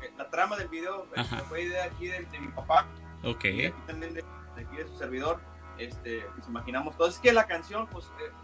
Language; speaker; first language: Spanish; early bilingual, heritage; Spanish